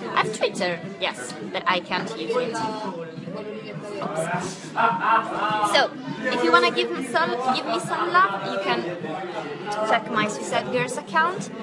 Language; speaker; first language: English; non-native, fluent; Italian